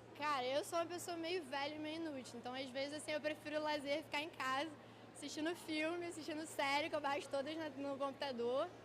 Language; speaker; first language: Portuguese; native; Portuguese